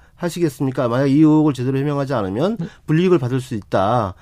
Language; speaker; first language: Korean; native; Korean